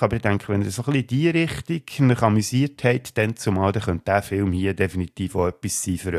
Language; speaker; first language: German; native; German